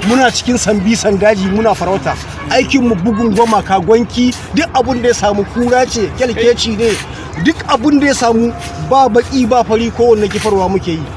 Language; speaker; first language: Hausa; non-native, local second language; Fula